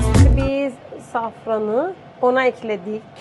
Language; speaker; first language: Turkish; non-native, fluent; Persian